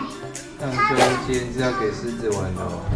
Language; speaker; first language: Chinese; native; Chinese